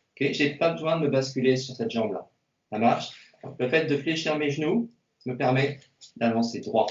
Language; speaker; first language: French; native; French